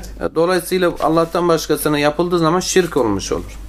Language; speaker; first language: Turkish; native; Turkish